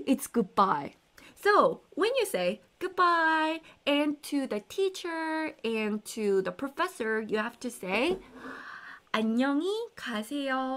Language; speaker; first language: English; non-native, fluent; Korean